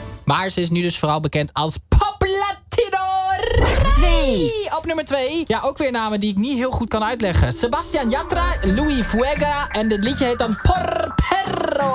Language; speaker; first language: Dutch; native; Dutch